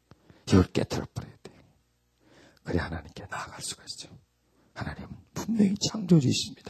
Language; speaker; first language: Korean; native; Korean